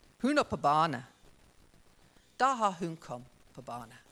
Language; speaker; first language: Norwegian; non-native, fluent; English